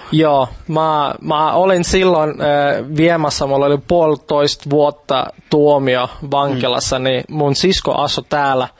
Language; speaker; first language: Finnish; non-native, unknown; Russian